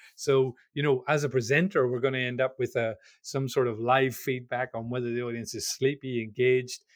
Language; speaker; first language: English; native; English